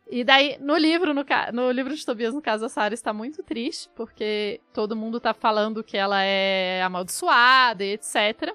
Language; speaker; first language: Portuguese; native; Portuguese